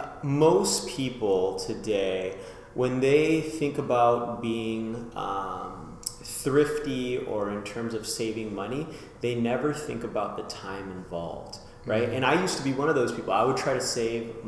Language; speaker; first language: English; native; English